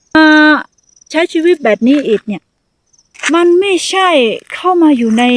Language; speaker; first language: Thai; non-native, fluent; Akha